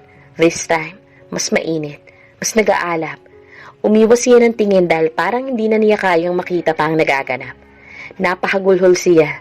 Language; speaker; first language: Filipino; native; Filipino